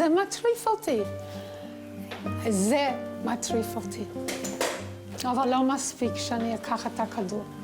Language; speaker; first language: Hebrew; non-native, fluent; English